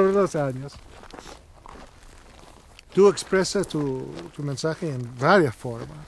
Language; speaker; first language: Spanish; non-native, learner; English